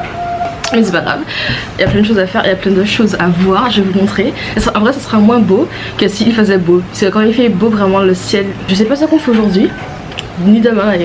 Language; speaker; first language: French; native; French